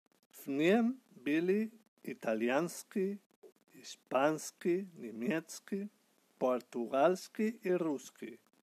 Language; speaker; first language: Russian; non-native, learner; Spanish